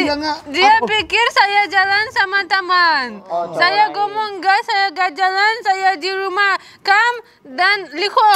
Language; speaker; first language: Indonesian; non-native, learner; Russian